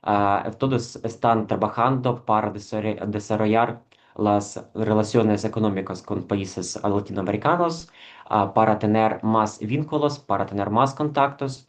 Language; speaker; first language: Spanish; non-native, fluent; Ukrainian